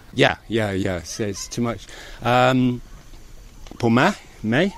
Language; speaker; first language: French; non-native, learner; English